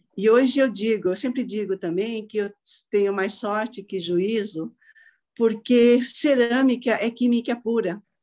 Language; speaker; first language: Portuguese; early bilingual, other home language; Cantonese